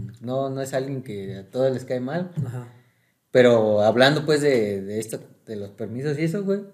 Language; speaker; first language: Spanish; native; Spanish